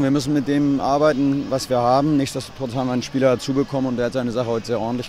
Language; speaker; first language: German; native; German